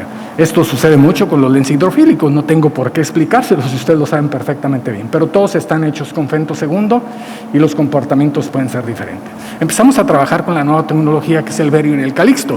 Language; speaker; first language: Spanish; native; Spanish